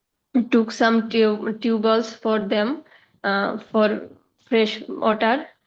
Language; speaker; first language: English; non-native, learner; Bangla